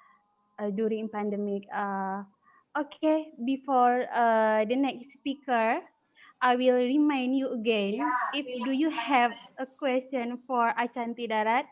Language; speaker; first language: English; non-native, learner; Indonesian